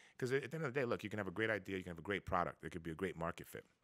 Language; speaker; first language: English; native; English